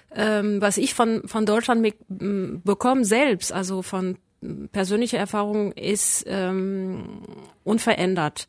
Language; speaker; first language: German; non-native, fluent; French